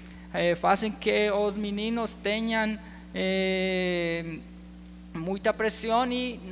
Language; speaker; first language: Portuguese; non-native, learner; Spanish